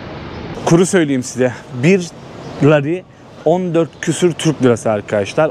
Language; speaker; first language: Turkish; native; Turkish